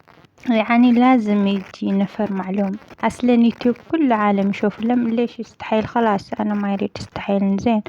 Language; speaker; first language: Arabic; non-native, learner; Amharic